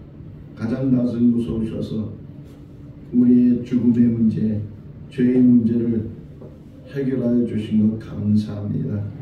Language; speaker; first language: Korean; native; Korean